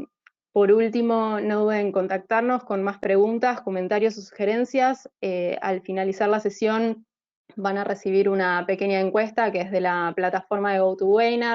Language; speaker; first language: Spanish; native; Spanish